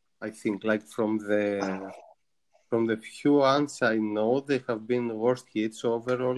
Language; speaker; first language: English; non-native, fluent; Greek